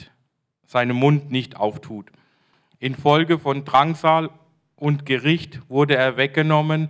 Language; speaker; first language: German; native; German